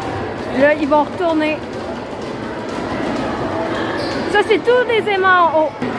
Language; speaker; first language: French; native; French